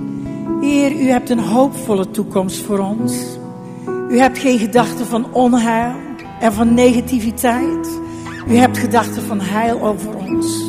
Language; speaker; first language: Dutch; native; Dutch